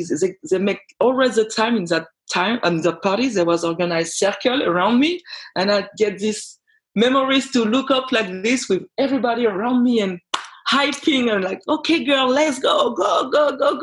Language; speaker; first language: English; non-native, fluent; French